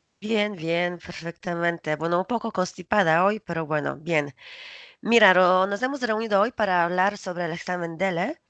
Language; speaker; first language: Spanish; non-native, fluent; Polish